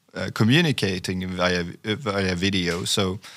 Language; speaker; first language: English; non-native, fluent; French